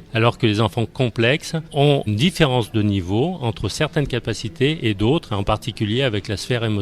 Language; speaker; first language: French; native; French